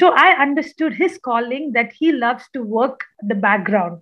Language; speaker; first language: English; non-native, local second language; Malayalam